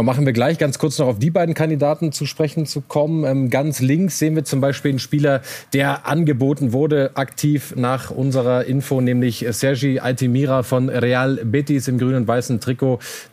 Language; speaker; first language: German; native; German